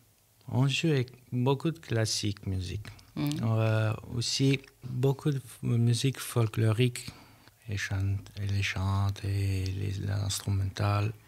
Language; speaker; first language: French; non-native, learner; Armenian